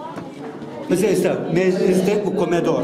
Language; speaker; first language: Portuguese; non-native, learner; Turkish